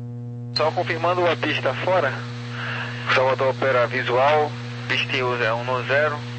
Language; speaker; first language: Portuguese; native; Portuguese